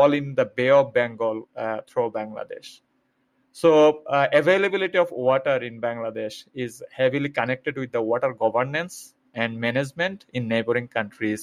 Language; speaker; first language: English; non-native, local second language; Bangla